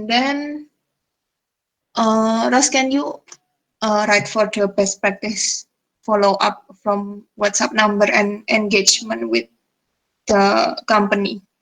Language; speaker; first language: English; non-native, fluent; Indonesian